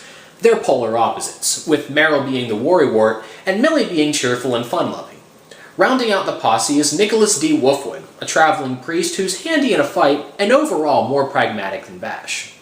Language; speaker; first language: English; native; English